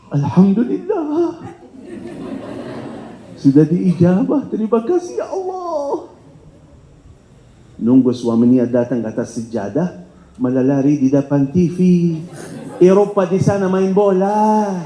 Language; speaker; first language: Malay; non-native, fluent; Arabic